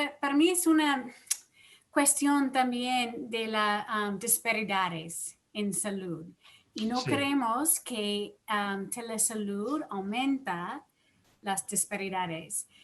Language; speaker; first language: Spanish; non-native, fluent; English